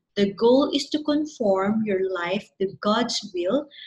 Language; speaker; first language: English; non-native, local second language; Filipino